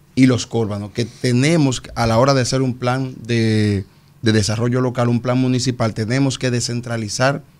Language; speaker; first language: Spanish; native; Spanish